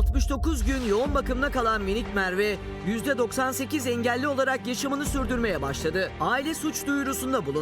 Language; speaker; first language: Turkish; native; Turkish